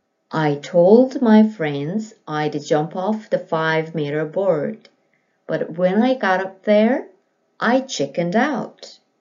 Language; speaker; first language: English; non-native, fluent; Korean